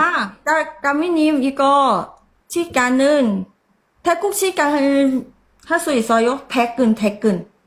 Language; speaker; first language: Korean; non-native, learner; Thai